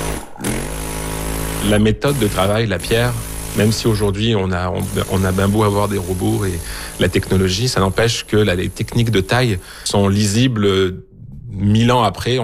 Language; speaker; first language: French; native; French